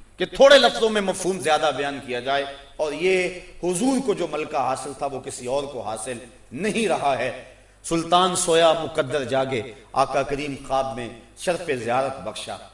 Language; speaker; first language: Urdu; native; Urdu